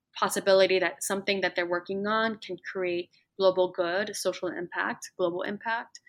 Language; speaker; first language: English; native; English